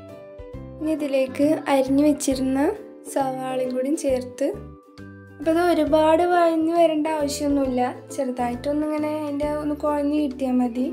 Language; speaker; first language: Malayalam; native; Malayalam